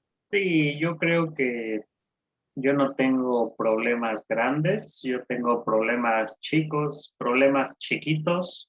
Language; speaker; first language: Spanish; non-native, fluent; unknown